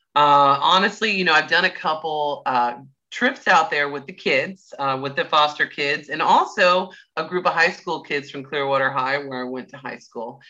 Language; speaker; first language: English; native; English